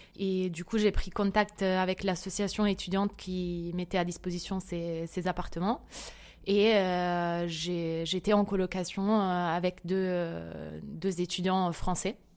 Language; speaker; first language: French; non-native, fluent; Italian